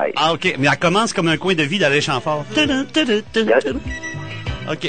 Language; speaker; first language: French; native; French